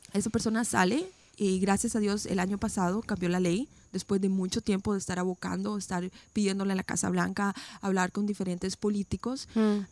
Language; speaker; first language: Spanish; native; Spanish